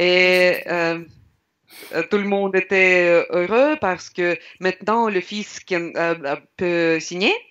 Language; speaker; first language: French; non-native, learner; Russian